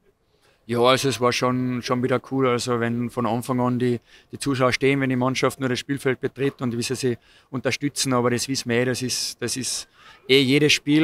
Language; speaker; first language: German; native; German